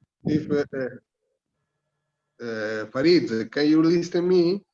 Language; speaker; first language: English; non-native, learner; Italian